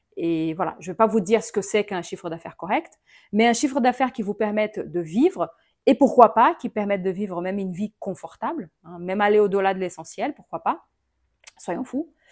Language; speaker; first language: French; non-native, fluent; Portuguese